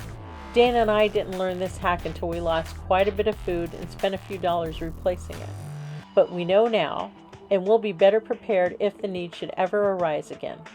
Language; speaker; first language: English; native; English